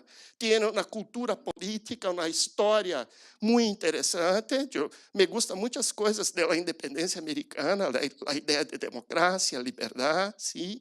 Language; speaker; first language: Spanish; non-native, learner; Portuguese